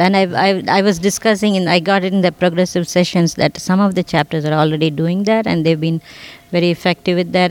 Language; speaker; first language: English; non-native, local second language; Tamil